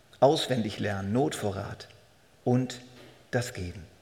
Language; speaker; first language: German; native; German